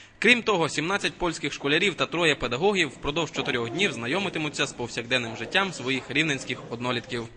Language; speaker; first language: Ukrainian; native; Ukrainian